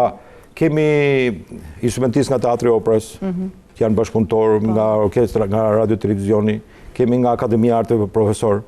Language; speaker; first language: Albanian; native; Albanian